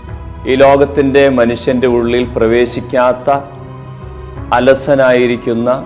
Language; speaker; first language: Malayalam; native; Malayalam